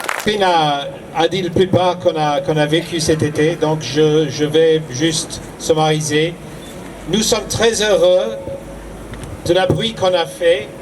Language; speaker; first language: French; non-native, fluent; English